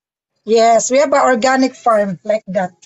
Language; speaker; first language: English; non-native, learner; Filipino